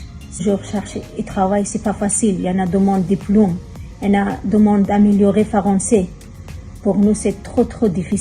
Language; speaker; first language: French; non-native, learner; Persian